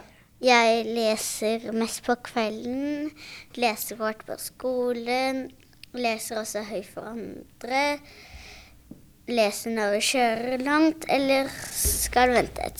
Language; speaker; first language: Norwegian; early bilingual, other home language; French